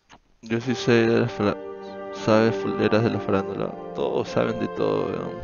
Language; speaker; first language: Spanish; native; Spanish